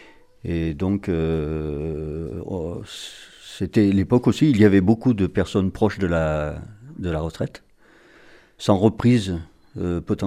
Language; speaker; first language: French; native; French